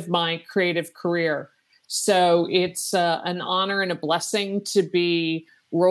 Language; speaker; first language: English; native; English